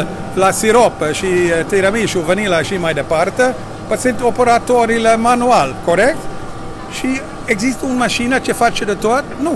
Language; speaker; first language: Romanian; non-native, learner; Dutch